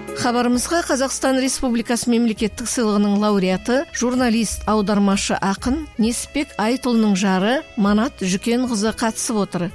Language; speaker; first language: Kazakh; native; Kazakh